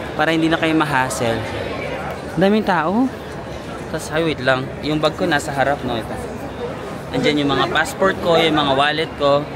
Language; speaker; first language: Filipino; non-native, local second language; Waray